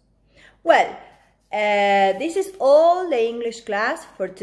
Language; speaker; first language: English; non-native, fluent; Spanish